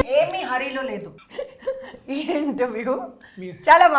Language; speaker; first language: Telugu; non-native, fluent; Hindi